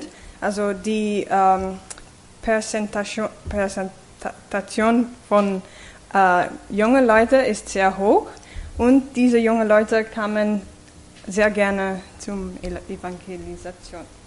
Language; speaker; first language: German; non-native, fluent; English